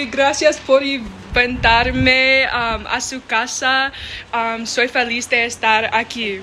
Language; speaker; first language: Spanish; non-native, learner; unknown